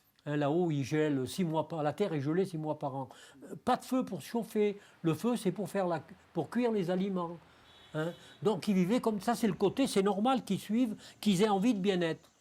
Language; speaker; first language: French; native; French